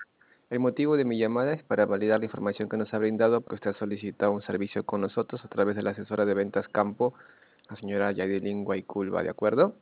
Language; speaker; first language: Spanish; native; Spanish